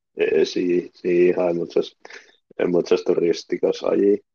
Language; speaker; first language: Spanish; non-native, learner; Finnish